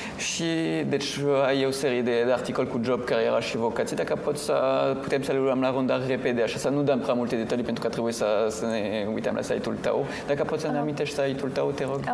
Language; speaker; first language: Romanian; non-native, fluent; French